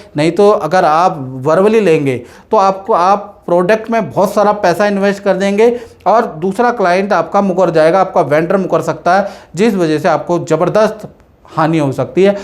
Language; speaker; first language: Hindi; native; Hindi